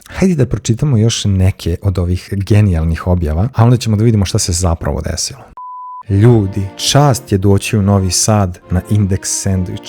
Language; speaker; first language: Serbian; native; Serbian